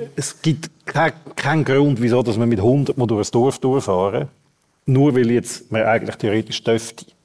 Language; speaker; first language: German; native; German